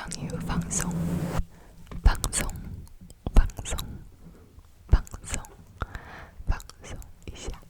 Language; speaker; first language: Chinese; early bilingual, heritage; Chinese